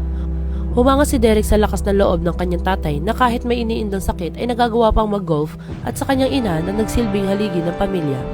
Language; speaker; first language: Filipino; native; Filipino